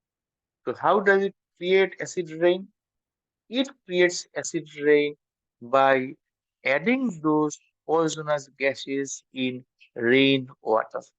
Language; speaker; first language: English; non-native, local second language; Bangla